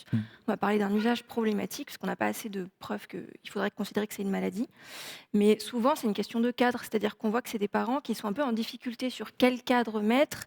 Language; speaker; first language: French; native; French